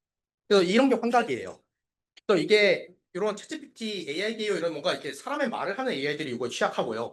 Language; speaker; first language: Korean; native; Korean